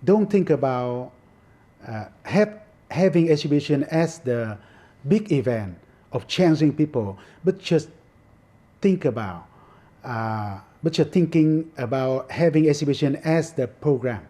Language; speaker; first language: English; non-native, fluent; Vietnamese